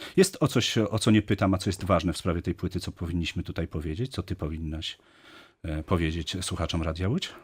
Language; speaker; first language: Polish; native; Polish